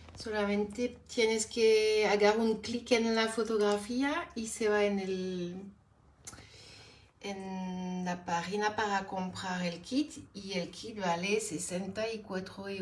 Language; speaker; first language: Spanish; non-native, learner; French